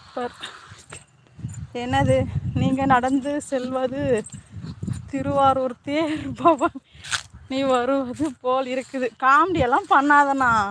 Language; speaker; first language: Tamil; native; Tamil